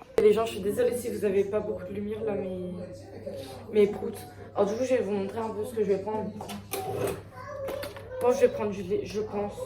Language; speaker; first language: French; native; French